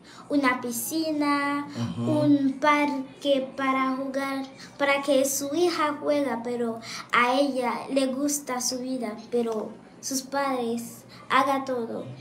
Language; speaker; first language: Spanish; non-native, learner; Haitian Creole